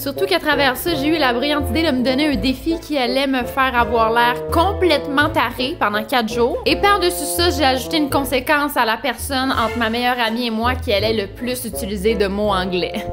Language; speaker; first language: French; native; French